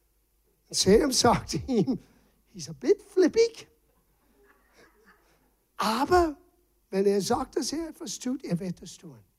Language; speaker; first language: German; non-native, fluent; English